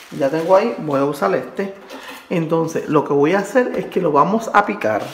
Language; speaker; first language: Spanish; native; Spanish